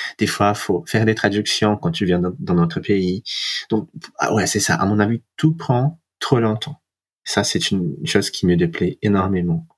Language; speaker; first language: French; non-native, fluent; Portuguese